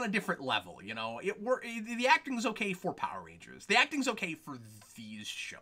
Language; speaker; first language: English; native; English